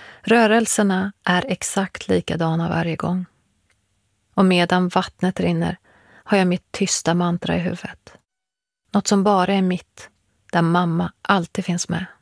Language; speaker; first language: Swedish; early bilingual, other home language; Persian